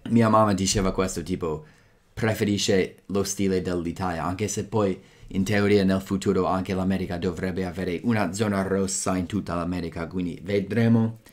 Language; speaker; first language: Italian; non-native, fluent; English